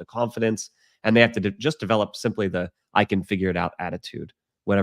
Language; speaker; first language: English; native; English